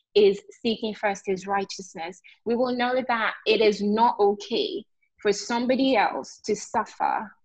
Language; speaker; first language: English; non-native, local second language; Yoruba